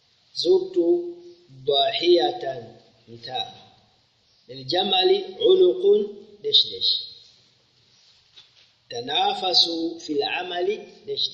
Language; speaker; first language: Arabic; non-native, fluent; Swahili